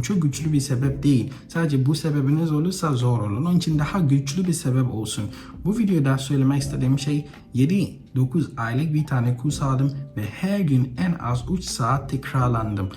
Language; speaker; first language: Turkish; non-native, fluent; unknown